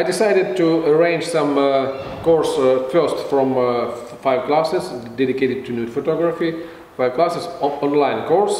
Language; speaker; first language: English; non-native, fluent; Russian